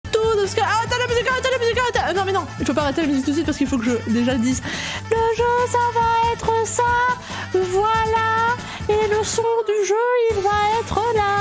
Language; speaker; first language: French; native; French